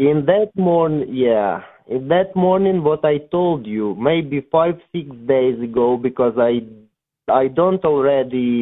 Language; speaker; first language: English; non-native, learner; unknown